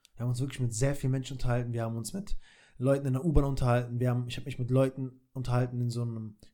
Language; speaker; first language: German; early bilingual, other home language; Albanian